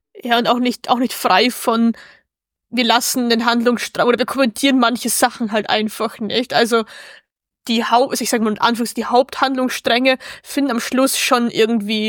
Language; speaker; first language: German; native; German